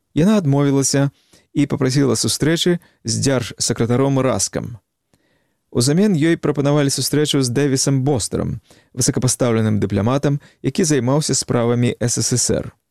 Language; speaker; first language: Belarusian; native; Belarusian